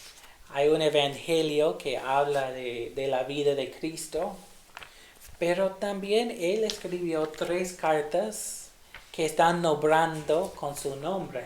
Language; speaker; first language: Spanish; non-native, fluent; English